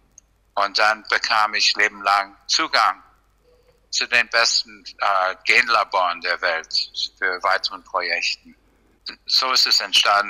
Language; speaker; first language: German; non-native, fluent; English